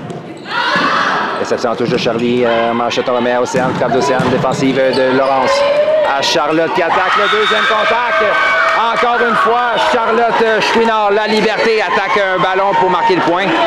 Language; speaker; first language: French; native; French